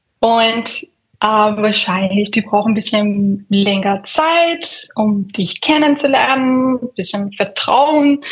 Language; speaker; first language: German; non-native, fluent; Persian